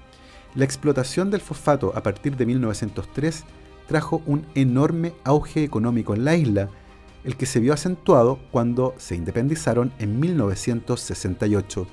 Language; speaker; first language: Spanish; native; Spanish